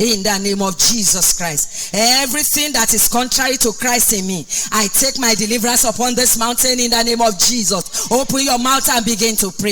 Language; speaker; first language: English; non-native, local second language; Yoruba